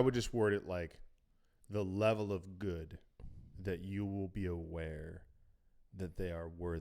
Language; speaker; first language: English; native; English